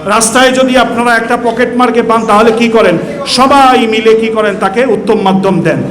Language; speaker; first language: Bangla; native; Bangla